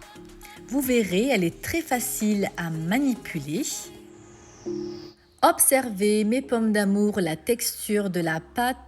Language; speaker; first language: French; native; French